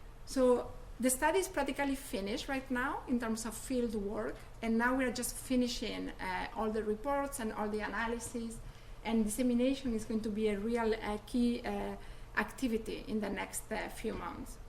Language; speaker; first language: English; non-native, fluent; Spanish